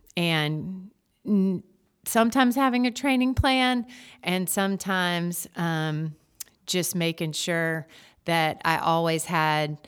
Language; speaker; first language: English; native; English